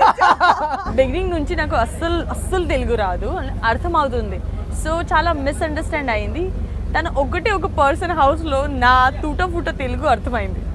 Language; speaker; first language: Telugu; non-native, local second language; Gujarati